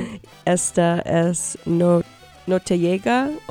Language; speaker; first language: Spanish; early bilingual, heritage; Spanish